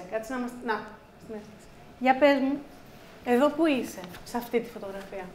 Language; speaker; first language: Greek; native; Greek